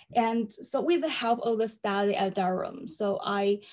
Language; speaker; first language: English; non-native, fluent; Chinese